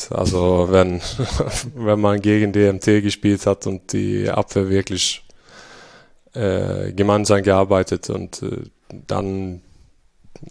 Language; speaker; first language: German; non-native, fluent; Swedish